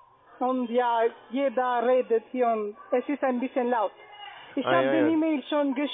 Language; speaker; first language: German; non-native, learner; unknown